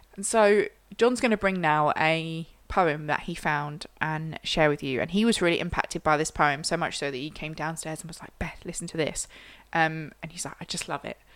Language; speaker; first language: English; native; English